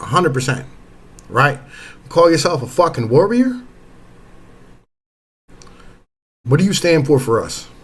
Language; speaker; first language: English; native; English